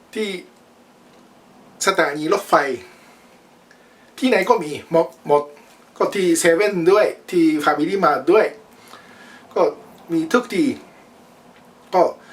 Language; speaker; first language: Thai; non-native, learner; Japanese